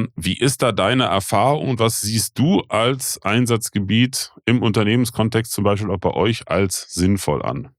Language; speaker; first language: German; native; German